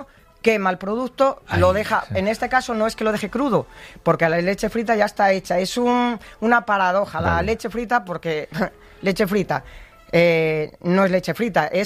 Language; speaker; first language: Spanish; native; Spanish